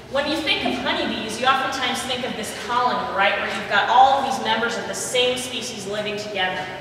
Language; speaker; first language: English; native; English